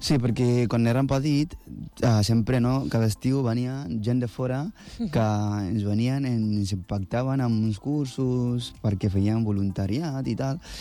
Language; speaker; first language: Catalan; non-native, fluent; Akan